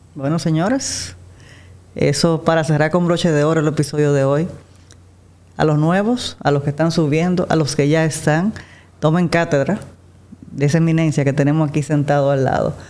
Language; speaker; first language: Spanish; native; Spanish